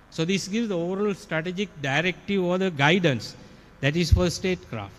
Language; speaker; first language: English; non-native, local second language; Sinhala